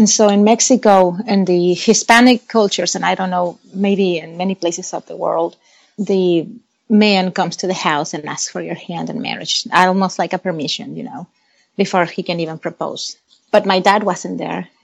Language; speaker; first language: English; non-native, fluent; Spanish